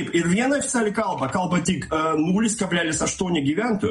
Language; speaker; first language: Lithuanian; non-native, local second language; Russian